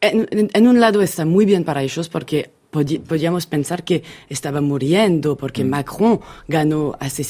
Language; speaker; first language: Spanish; non-native, fluent; French